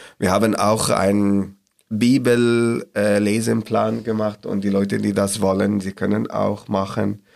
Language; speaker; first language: German; non-native, learner; Arabic